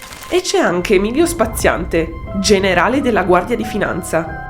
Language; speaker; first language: Italian; native; Italian